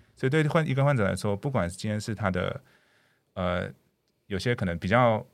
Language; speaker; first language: Chinese; non-native, fluent; English